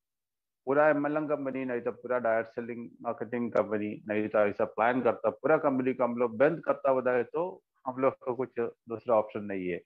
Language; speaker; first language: Hindi; non-native, local second language; Malayalam